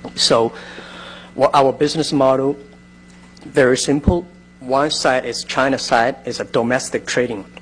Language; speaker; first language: English; non-native, fluent; Chinese